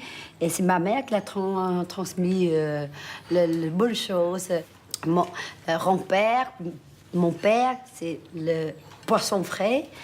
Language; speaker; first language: French; early bilingual, other home language; Vietnamese